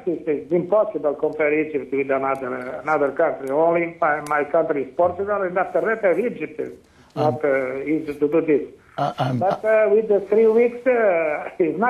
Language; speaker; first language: English; non-native, fluent; Portuguese